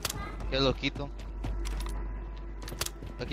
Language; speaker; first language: Spanish; early bilingual, heritage; English